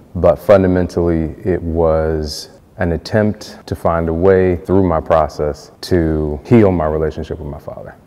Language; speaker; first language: English; native; English